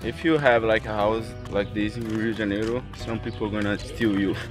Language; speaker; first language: English; non-native, fluent; Portuguese